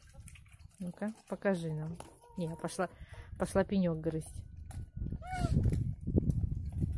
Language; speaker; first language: Russian; native; Russian